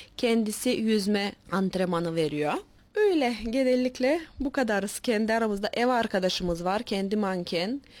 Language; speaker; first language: Turkish; native; Turkish